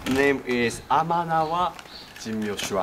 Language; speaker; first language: English; non-native, learner; Japanese